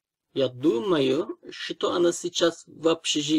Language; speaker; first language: Russian; non-native, fluent; Turkish